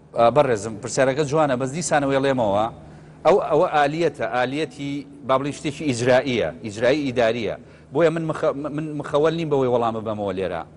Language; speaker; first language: Central Kurdish; native; Central Kurdish